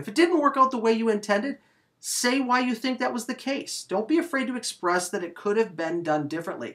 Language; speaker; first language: English; native; English